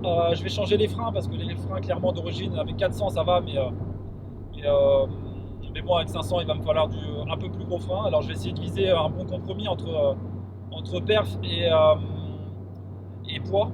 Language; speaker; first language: French; native; French